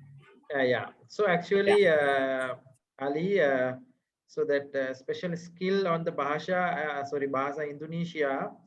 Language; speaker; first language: English; non-native, fluent; Sinhala